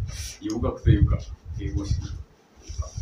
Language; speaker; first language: Japanese; native; Japanese